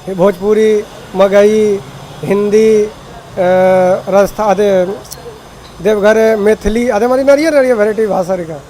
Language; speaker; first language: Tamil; non-native, learner; Hindi